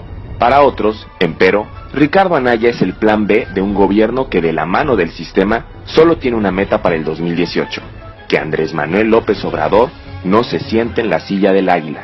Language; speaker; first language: Spanish; native; Spanish